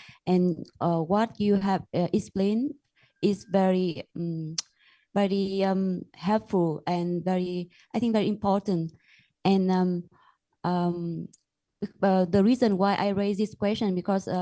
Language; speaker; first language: English; non-native, learner; Vietnamese